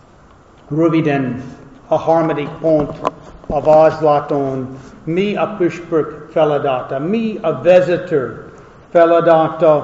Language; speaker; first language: Hungarian; non-native, fluent; English